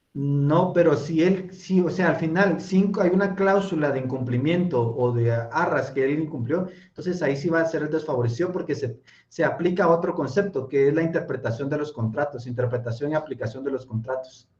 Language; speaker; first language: Spanish; native; Spanish